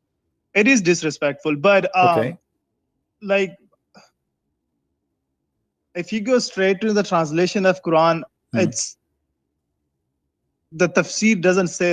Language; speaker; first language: English; non-native, fluent; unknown